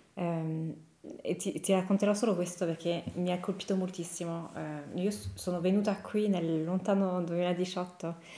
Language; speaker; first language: Italian; non-native, fluent; French